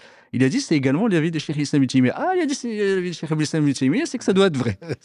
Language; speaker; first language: French; native; French